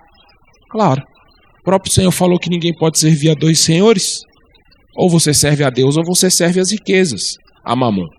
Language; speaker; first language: Portuguese; native; Portuguese